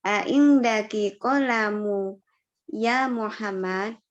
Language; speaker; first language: Arabic; non-native, learner; Indonesian